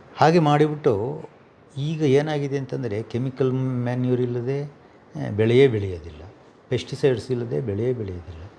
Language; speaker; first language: Kannada; native; Kannada